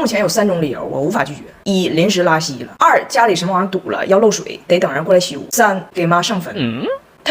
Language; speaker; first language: Chinese; native; Chinese